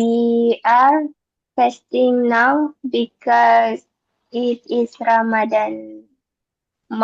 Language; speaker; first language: English; non-native, learner; Indonesian